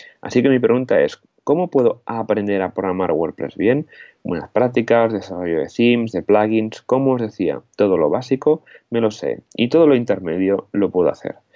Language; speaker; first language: Spanish; non-native, local second language; Catalan